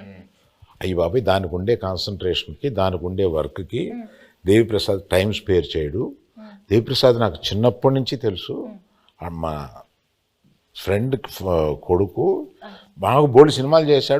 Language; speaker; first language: Telugu; native; Telugu